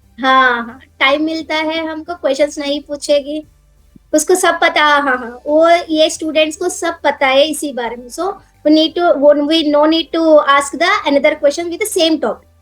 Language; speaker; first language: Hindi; non-native, local second language; Telugu